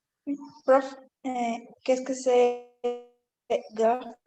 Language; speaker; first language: French; non-native, learner; Spanish